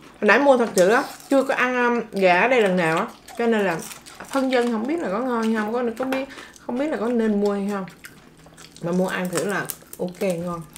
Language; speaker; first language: Vietnamese; native; Vietnamese